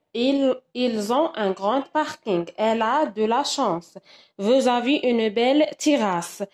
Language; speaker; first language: French; non-native, local second language; Arabic